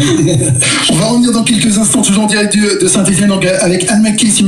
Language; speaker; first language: French; native; French